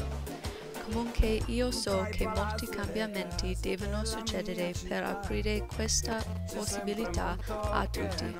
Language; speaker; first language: Italian; non-native, learner; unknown